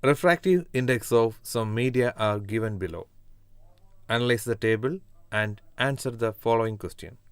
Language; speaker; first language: English; non-native, local second language; Malayalam